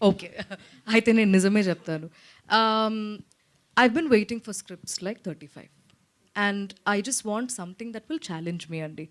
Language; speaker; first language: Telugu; non-native, local second language; Malayalam